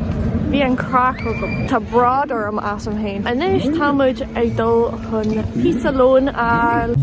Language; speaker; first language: Irish; non-native, local second language; English